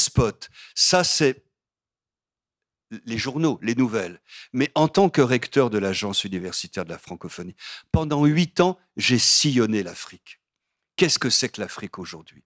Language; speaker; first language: French; native; French